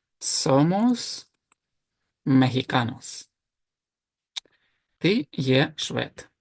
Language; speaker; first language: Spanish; non-native, fluent; Ukrainian